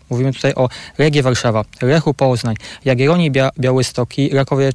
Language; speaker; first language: Polish; native; Polish